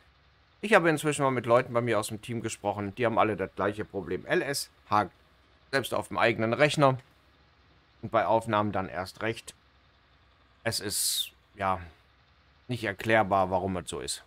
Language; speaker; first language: German; native; German